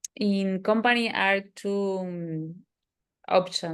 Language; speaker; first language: English; non-native, learner; Spanish